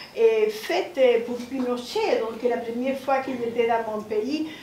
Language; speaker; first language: French; non-native, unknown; Spanish